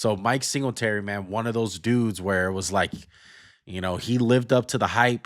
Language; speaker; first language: English; native; English